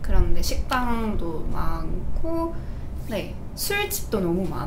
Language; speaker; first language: Korean; non-native, fluent; Japanese